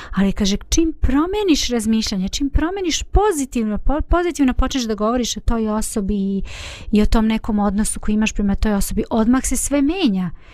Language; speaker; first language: Bosnian; native; Bosnian